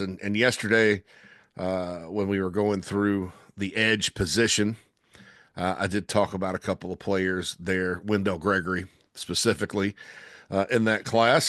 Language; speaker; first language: English; native; English